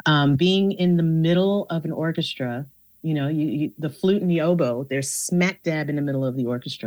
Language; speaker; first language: English; native; English